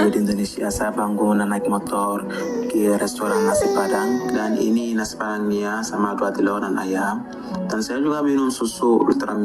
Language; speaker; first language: Indonesian; non-native, learner; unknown